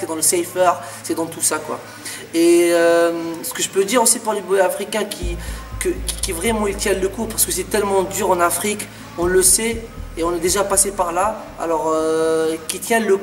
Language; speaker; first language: French; non-native, local second language; Arabic